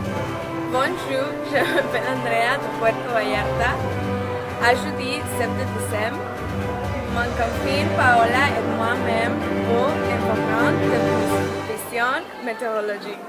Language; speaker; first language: French; non-native, learner; Spanish